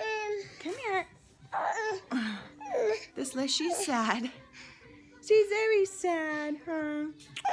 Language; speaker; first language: English; native; English